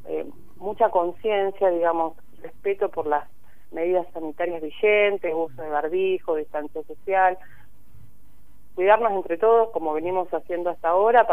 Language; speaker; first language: Spanish; native; Spanish